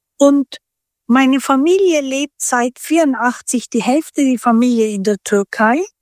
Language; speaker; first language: German; early bilingual, other home language; Turkish